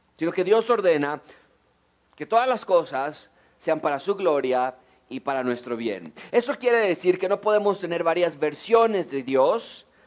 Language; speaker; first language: Spanish; native; Spanish